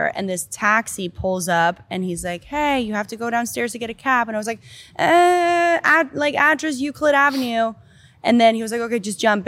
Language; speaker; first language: English; non-native, fluent; Danish